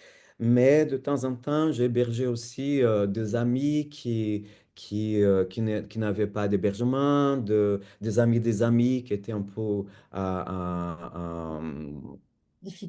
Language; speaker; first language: French; non-native, fluent; Portuguese